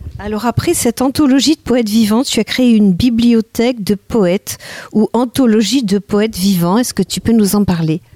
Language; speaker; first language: French; native; French